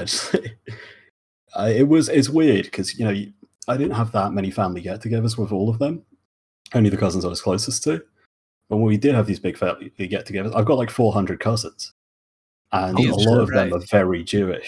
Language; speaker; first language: English; native; English